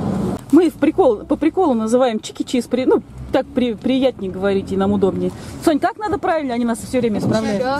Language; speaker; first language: Russian; native; Russian